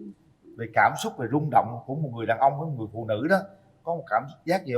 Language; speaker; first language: Vietnamese; native; Vietnamese